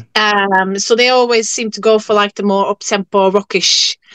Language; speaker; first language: English; non-native, fluent; Norwegian